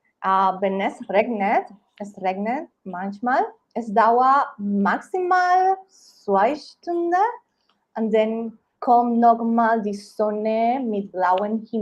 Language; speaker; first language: German; non-native, learner; Spanish